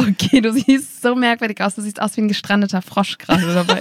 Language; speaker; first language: German; native; German